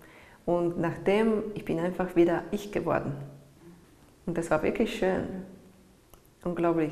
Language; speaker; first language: German; non-native, learner; Italian